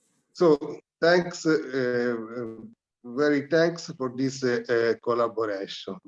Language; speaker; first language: English; non-native, learner; Italian